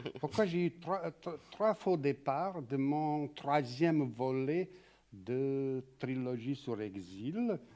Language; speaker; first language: French; non-native, fluent; Serbian